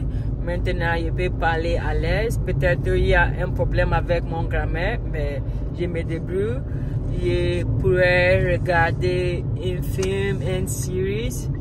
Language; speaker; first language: French; non-native, learner; Akan